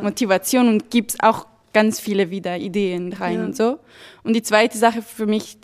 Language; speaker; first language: German; non-native, fluent; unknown